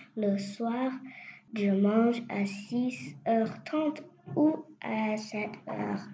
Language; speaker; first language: French; non-native, learner; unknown